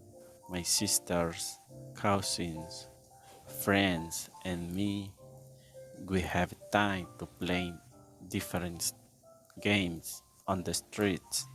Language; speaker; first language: English; non-native, learner; Spanish